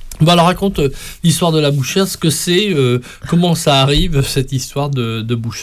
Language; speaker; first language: French; native; French